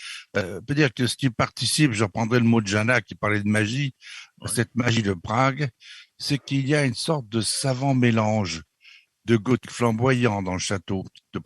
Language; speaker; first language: French; native; French